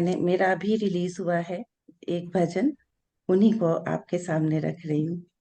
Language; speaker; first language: Hindi; non-native, local second language; Bangla